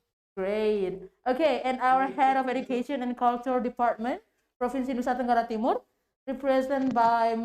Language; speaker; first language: English; non-native, fluent; Indonesian